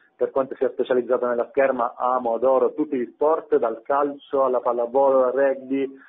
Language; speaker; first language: Italian; native; Italian